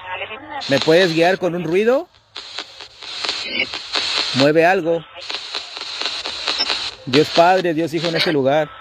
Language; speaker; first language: Spanish; native; Spanish